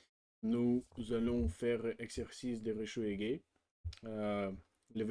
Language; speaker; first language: French; non-native, learner; Russian